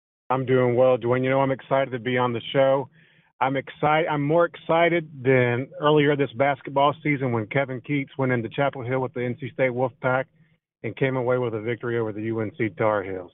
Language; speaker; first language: English; native; English